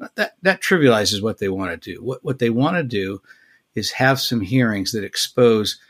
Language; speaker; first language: English; native; English